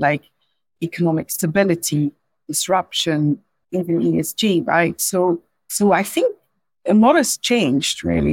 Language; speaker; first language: English; non-native, fluent; Dutch